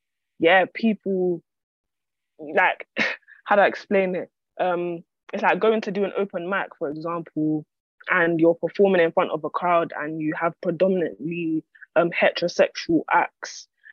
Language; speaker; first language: English; native; English